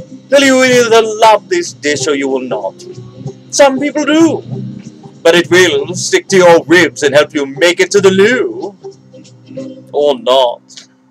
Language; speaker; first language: English; native; English